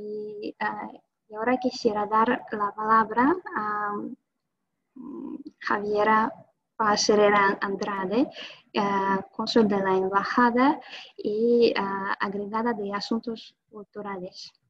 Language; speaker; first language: Spanish; non-native, fluent; Russian